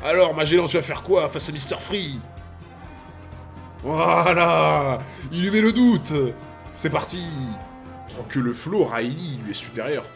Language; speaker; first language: French; native; French